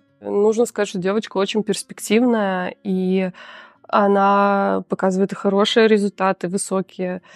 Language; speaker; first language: Russian; native; Russian